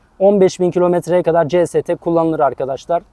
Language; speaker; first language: Turkish; native; Turkish